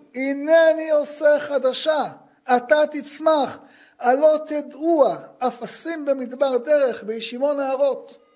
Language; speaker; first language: Hebrew; native; Hebrew